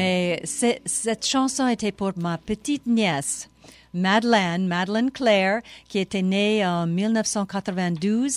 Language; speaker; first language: French; non-native, local second language; English